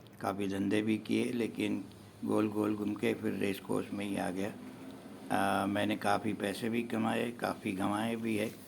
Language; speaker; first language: Hindi; non-native, local second language; Gujarati